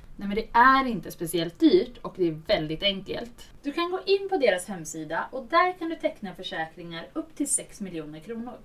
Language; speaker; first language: Swedish; native; Swedish